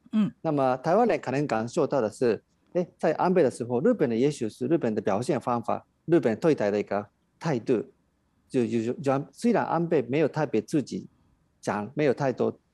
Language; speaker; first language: Chinese; non-native, fluent; Japanese